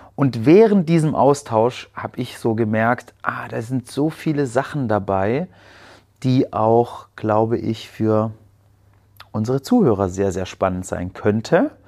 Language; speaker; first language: German; native; German